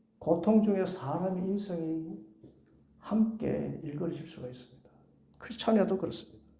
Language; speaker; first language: Korean; native; Korean